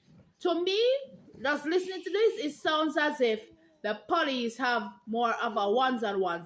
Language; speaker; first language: English; non-native, local second language; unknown